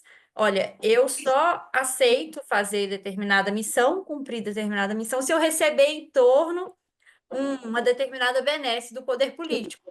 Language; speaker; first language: Portuguese; native; Portuguese